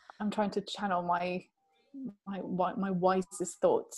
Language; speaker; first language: English; early bilingual, other home language; Italian